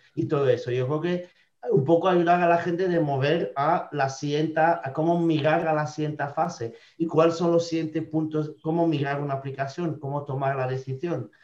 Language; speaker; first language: Spanish; non-native, fluent; French